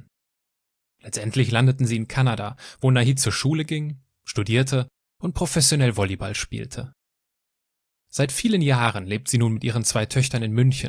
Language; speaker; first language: German; native; German